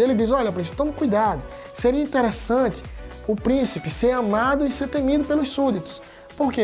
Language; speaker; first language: Portuguese; native; Portuguese